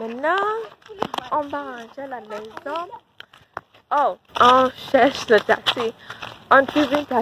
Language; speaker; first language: French; early bilingual, heritage; English